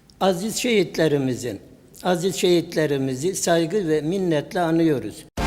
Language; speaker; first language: Turkish; native; Turkish